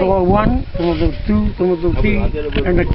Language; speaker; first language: English; non-native, learner; French